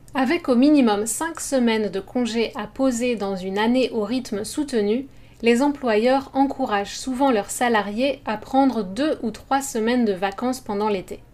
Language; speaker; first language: French; native; French